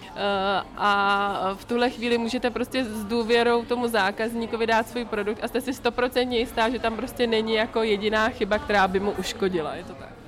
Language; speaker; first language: Czech; native; Czech